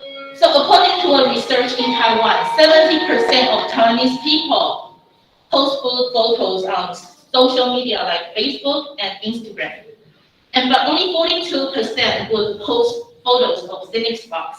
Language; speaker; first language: English; non-native, fluent; Chinese